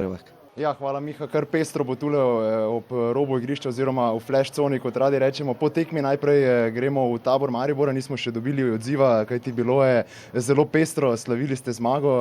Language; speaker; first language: Slovenian; native; Slovenian